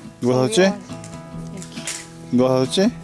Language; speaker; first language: Korean; native; Korean